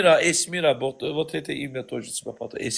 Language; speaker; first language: Russian; non-native, learner; Azerbaijani